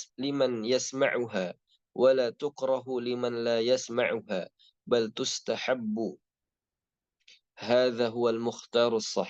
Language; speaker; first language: Arabic; non-native, fluent; Indonesian